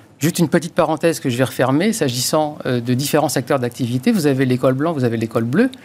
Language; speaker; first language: French; native; French